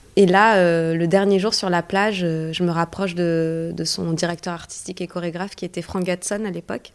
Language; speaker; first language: French; early bilingual, other home language; Arabic